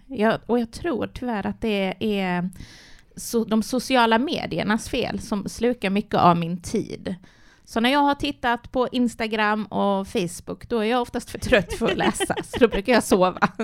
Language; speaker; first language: Swedish; native; Swedish